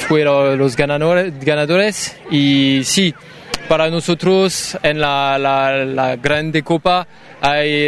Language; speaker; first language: Spanish; non-native, learner; French